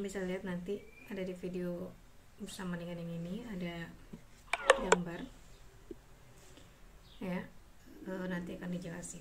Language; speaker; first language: Indonesian; native; Indonesian